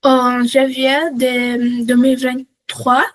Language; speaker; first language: French; early bilingual, other home language; Portuguese